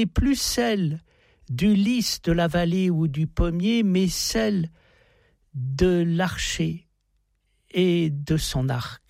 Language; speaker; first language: French; native; French